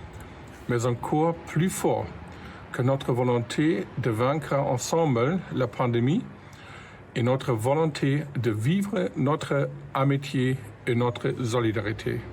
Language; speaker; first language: French; non-native, fluent; German